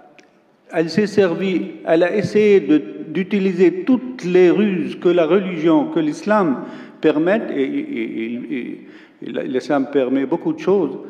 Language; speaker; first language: French; non-native, local second language; Arabic